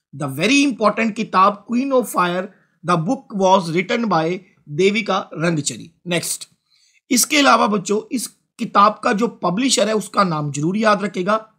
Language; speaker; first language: Hindi; non-native, local second language; Punjabi